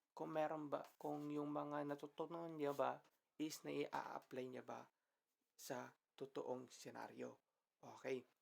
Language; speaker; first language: Filipino; non-native, local second language; Iloko